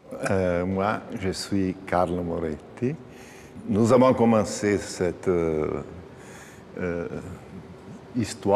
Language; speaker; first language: French; non-native, learner; Italian